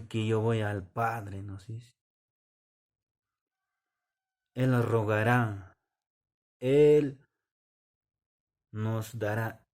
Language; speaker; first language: Spanish; non-native, local second language; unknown